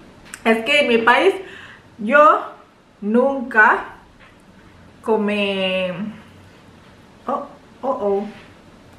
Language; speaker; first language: Spanish; non-native, learner; Indonesian